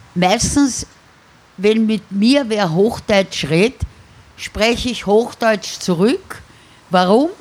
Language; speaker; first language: German; native; German